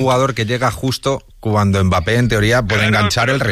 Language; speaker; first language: Spanish; native; Spanish